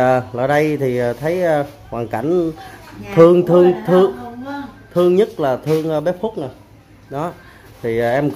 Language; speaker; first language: Vietnamese; native; Vietnamese